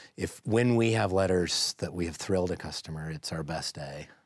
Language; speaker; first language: English; native; English